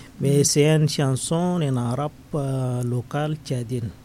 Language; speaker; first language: French; non-native, learner; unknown